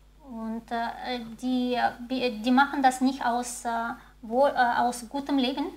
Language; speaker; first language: German; non-native, fluent; Chinese